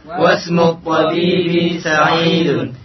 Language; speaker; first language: Arabic; non-native, learner; Indonesian